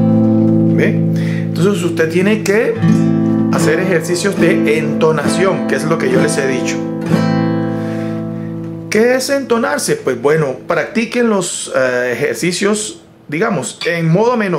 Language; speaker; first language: Spanish; native; Spanish